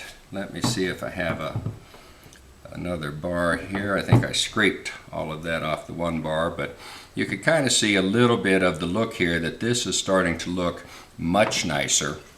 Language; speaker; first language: English; native; English